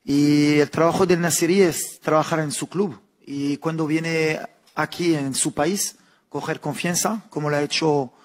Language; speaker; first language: Spanish; non-native, fluent; Arabic